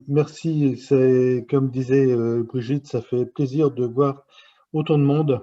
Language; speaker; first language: French; native; French